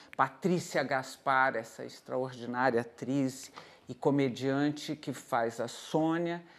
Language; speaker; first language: Portuguese; native; Portuguese